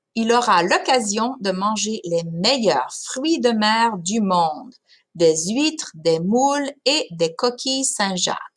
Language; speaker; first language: French; non-native, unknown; English